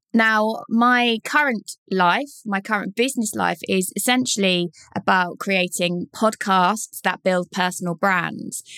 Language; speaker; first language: English; native; English